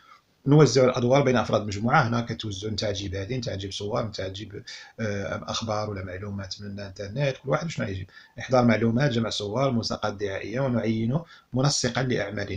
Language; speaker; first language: Arabic; native; Arabic